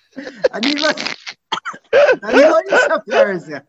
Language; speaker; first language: Hebrew; non-native, fluent; English